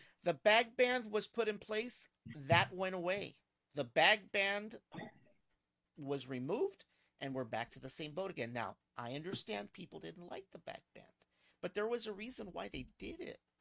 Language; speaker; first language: English; early bilingual, other home language; Spanish